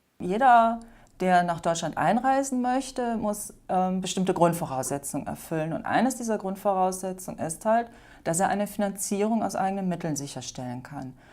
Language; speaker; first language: German; native; German